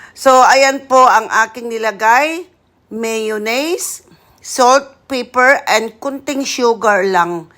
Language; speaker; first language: Filipino; non-native, local second language; Iloko